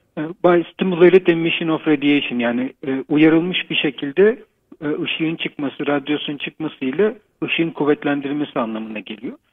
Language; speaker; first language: Turkish; native; Turkish